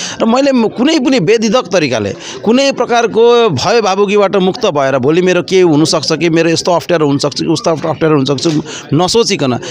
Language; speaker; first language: Nepali; native; Nepali